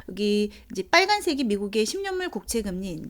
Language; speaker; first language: Korean; native; Korean